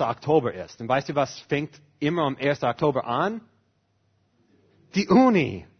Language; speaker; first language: German; non-native, fluent; English